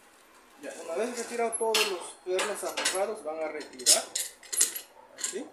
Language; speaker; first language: Spanish; native; Spanish